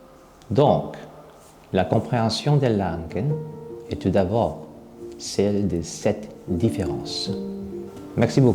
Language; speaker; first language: French; non-native, fluent; Korean